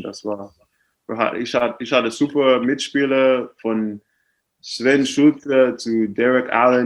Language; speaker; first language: German; non-native, fluent; English